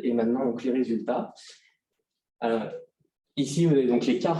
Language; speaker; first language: French; native; French